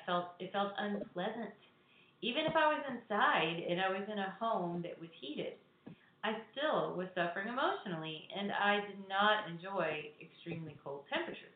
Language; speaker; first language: English; native; English